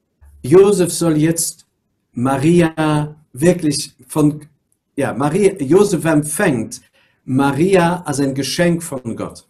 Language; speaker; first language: German; non-native, local second language; Luxembourgish